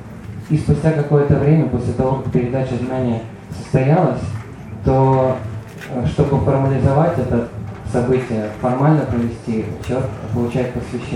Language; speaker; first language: Russian; native; Russian